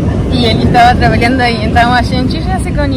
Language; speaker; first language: Portuguese; non-native, learner; Spanish